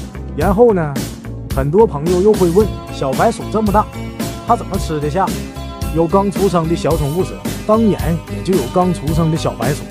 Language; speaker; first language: Chinese; native; Chinese